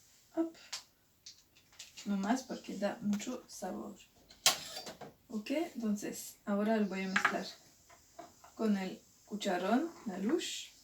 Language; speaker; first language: Spanish; non-native, fluent; French